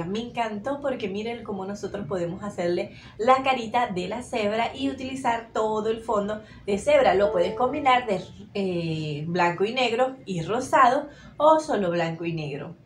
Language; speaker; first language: Spanish; native; Spanish